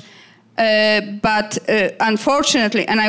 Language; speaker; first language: English; non-native, fluent; Polish